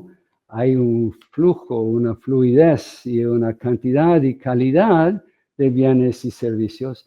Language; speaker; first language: Spanish; non-native, fluent; English